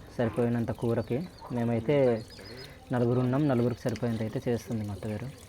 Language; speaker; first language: Telugu; non-native, local second language; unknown